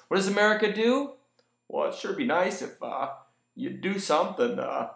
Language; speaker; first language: English; native; English